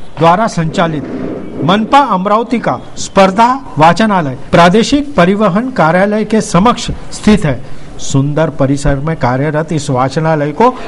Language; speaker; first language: Hindi; non-native, local second language; Marathi